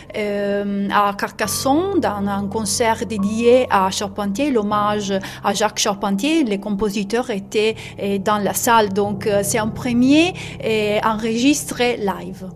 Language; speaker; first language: French; non-native, learner; Italian